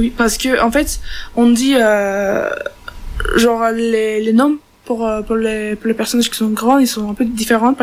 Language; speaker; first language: French; non-native, learner; Turkish